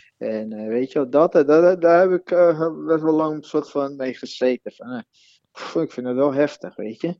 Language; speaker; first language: Dutch; native; Dutch